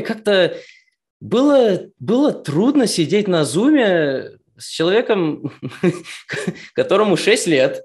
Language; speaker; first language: Russian; early bilingual, heritage; Russian